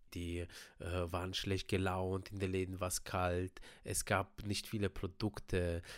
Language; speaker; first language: German; early bilingual, other home language; Romanian